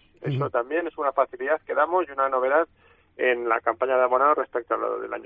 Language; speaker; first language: Spanish; native; Spanish